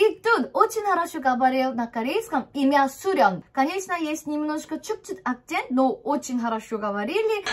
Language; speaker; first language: Russian; non-native, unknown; Korean